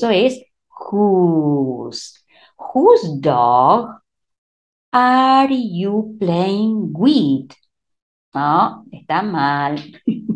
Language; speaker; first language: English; non-native, fluent; Spanish